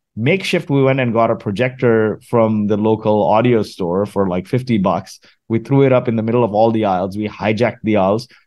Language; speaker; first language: English; early bilingual, other home language; Arabic